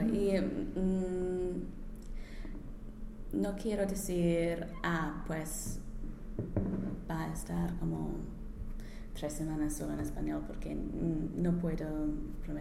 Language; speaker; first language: Spanish; non-native, learner; English